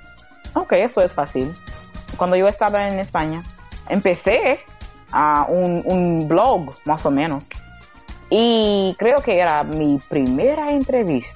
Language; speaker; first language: Spanish; non-native, learner; English